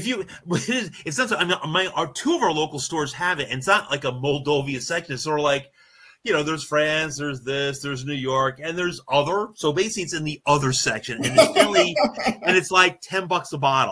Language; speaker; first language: English; native; English